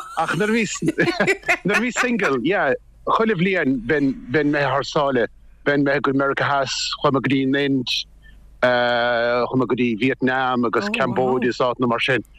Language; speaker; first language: Irish; native; Irish